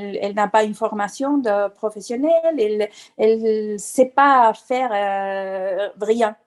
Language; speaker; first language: French; non-native, fluent; Spanish